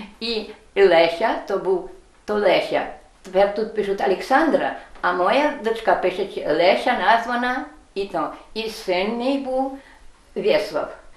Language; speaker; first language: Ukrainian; native; Ukrainian